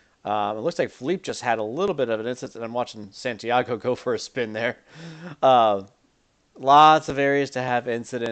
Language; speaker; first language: English; native; English